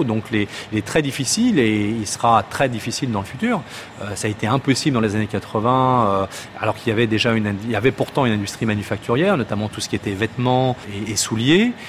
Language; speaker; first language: French; native; French